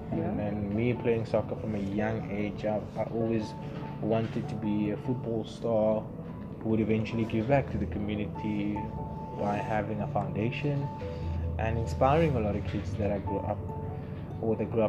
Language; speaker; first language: English; non-native, local second language; Xhosa